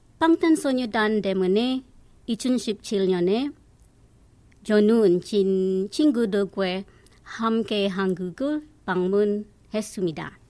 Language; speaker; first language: Korean; non-native, learner; English